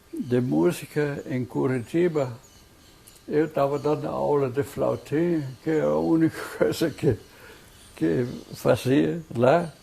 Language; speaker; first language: Portuguese; non-native, fluent; German